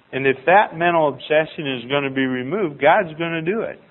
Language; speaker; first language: English; native; English